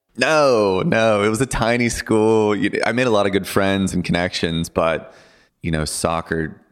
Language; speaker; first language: English; native; English